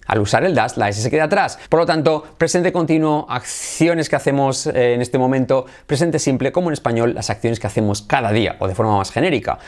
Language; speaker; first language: Spanish; native; Spanish